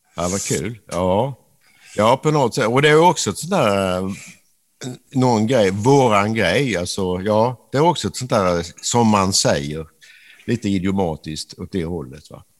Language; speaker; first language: Swedish; native; Swedish